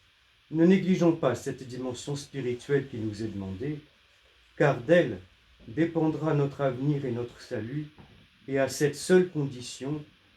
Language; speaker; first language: French; native; French